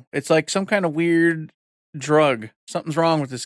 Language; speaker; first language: English; native; English